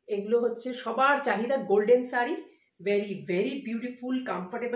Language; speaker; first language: Hindi; non-native, local second language; Bangla